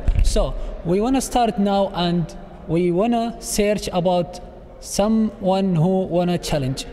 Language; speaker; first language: English; non-native, learner; Arabic